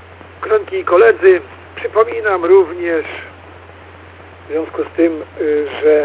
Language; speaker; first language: Polish; native; Polish